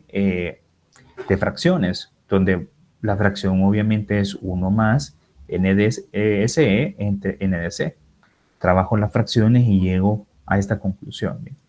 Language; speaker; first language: Spanish; native; Spanish